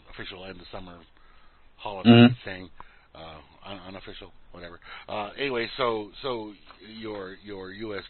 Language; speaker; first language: English; native; English